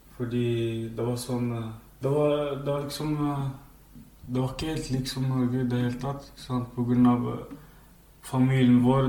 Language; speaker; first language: Norwegian; early bilingual, other home language; Filipino